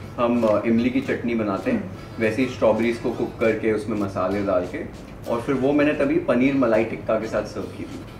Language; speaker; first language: Hindi; non-native, local second language; Punjabi